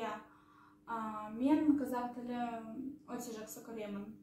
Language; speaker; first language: Kazakh; non-native, local second language; Russian